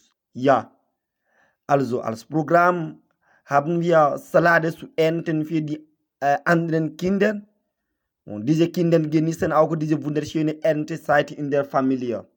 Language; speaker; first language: German; non-native, learner; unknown